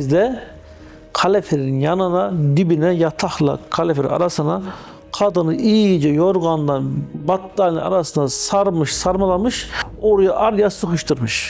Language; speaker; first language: Turkish; early bilingual, heritage; Turkish